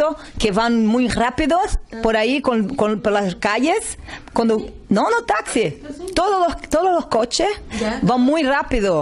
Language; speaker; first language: Spanish; non-native, learner; Portuguese